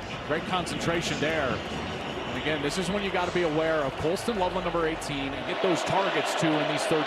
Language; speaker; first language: English; native; English